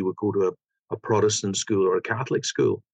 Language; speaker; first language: English; native; English